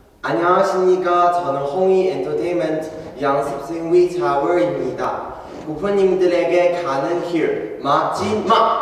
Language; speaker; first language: Korean; non-native, learner; Chinese